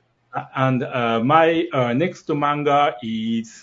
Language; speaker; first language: English; non-native, learner; Japanese